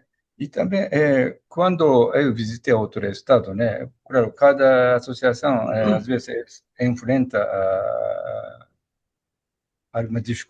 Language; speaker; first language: Portuguese; non-native, fluent; Japanese